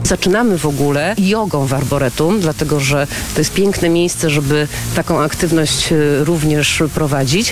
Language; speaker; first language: Polish; native; Polish